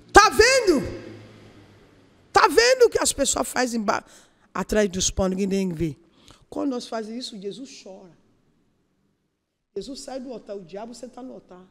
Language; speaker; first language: Portuguese; non-native, learner; Yoruba